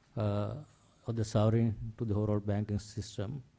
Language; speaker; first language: English; non-native, local second language; Sinhala